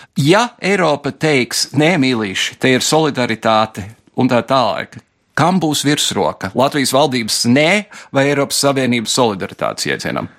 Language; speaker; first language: Latvian; early bilingual, heritage; Latvian